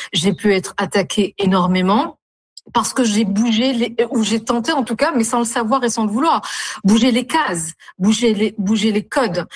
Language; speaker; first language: French; non-native, local second language; Arabic